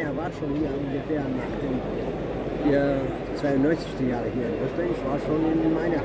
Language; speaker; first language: German; non-native, learner; Albanian